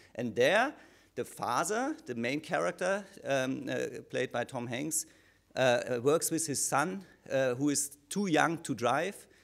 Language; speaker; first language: English; non-native, fluent; German